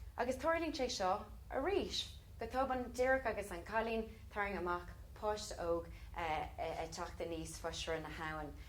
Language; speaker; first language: Irish; non-native, local second language; English